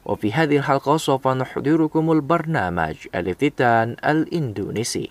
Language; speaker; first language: Arabic; non-native, fluent; Indonesian